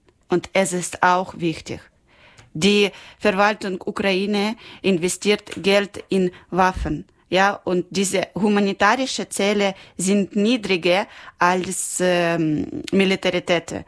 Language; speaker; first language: German; non-native, learner; Ukrainian